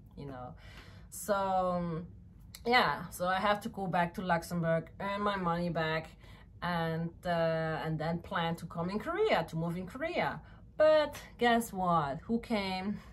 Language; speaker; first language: English; non-native, fluent; French